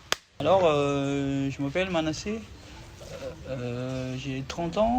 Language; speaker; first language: French; non-native, local second language; Malagasy